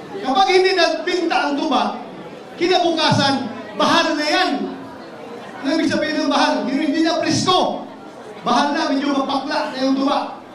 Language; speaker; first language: Filipino; non-native, local second language; Cebuano